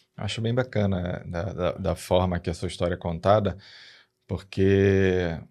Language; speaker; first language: Portuguese; native; Portuguese